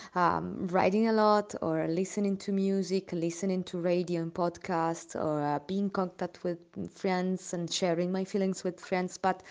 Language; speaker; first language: English; non-native, learner; Italian